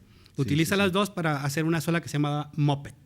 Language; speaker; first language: Spanish; native; Spanish